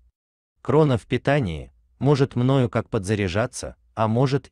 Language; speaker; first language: Russian; native; Russian